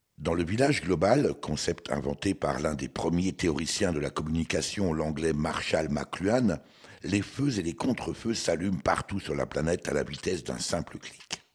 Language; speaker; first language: French; native; French